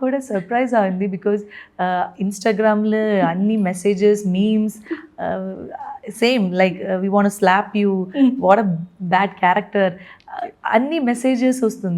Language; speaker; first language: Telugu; non-native, learner; Malayalam